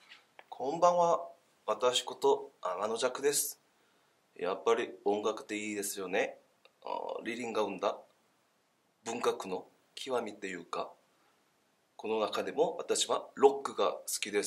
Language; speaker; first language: Japanese; non-native, learner; Korean